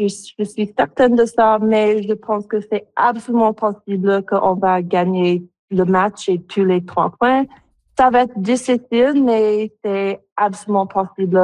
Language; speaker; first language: French; non-native, local second language; English